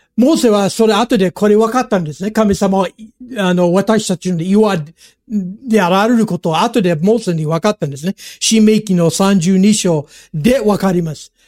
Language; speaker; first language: Japanese; non-native, fluent; English